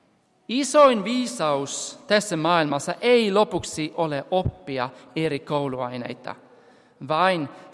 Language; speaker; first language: Finnish; non-native, fluent; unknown